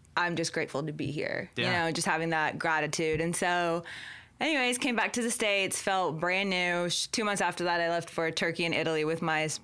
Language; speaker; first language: English; native; English